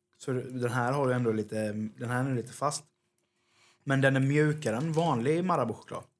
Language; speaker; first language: Swedish; native; Swedish